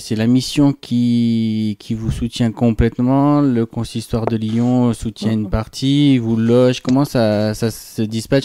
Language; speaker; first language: French; native; French